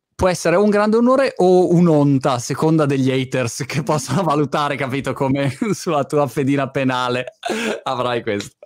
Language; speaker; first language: Italian; native; Italian